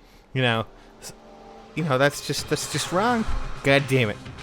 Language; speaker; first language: English; native; English